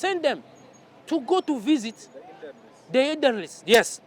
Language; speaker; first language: English; non-native, learner; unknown